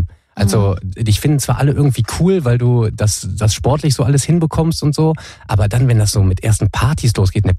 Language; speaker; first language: German; native; German